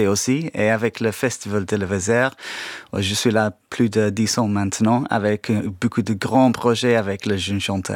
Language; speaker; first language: French; non-native, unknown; English